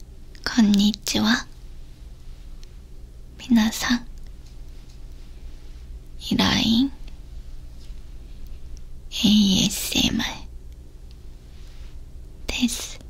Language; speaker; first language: Japanese; non-native, learner; Korean